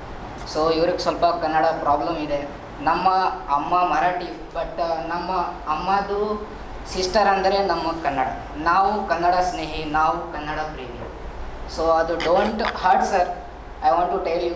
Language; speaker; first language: Kannada; non-native, local second language; Marathi